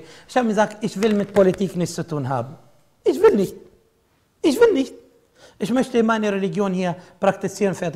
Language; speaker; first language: German; non-native, fluent; Arabic